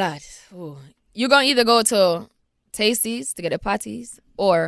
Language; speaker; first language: English; non-native, local second language; Jamaican Creole English